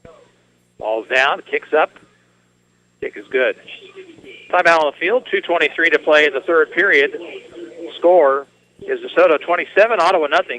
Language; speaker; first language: English; native; English